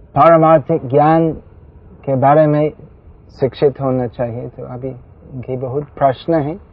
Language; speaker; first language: Hindi; non-native, fluent; English